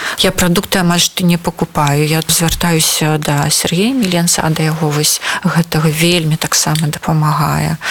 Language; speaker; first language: Belarusian; non-native, local second language; Russian